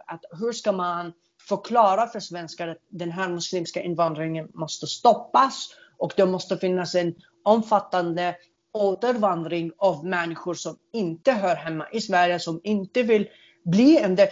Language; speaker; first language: Swedish; non-native, fluent; Arabic